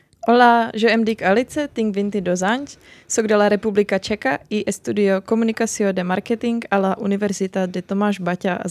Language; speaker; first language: Catalan; non-native, learner; Czech